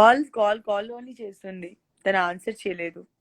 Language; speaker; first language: Telugu; non-native, local second language; Gujarati